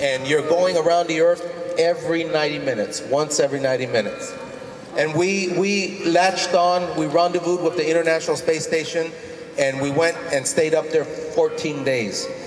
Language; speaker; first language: English; early bilingual, other home language; Spanish